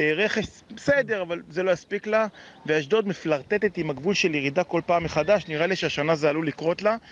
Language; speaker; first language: Hebrew; native; Hebrew